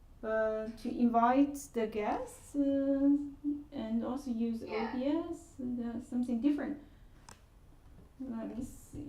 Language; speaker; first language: English; non-native, fluent; Chinese